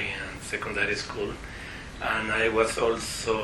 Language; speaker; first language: English; non-native, fluent; Spanish